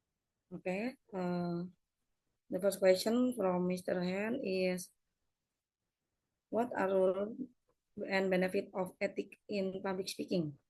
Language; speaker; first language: English; non-native, learner; Indonesian